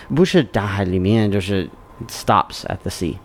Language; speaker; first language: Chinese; non-native, learner; English